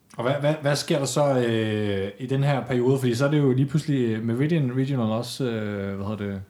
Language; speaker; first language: Danish; native; Danish